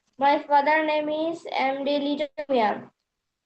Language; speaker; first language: English; non-native, learner; Bangla